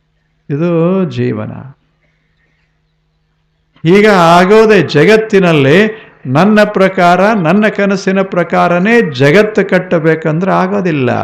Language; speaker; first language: Kannada; native; Kannada